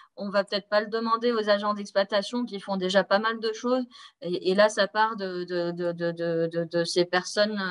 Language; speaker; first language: French; native; French